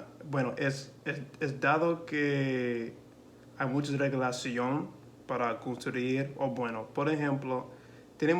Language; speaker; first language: Spanish; non-native, learner; English